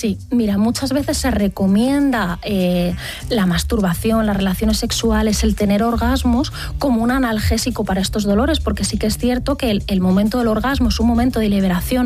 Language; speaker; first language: Spanish; native; Spanish